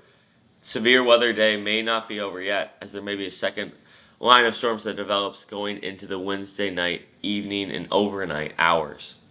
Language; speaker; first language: English; native; English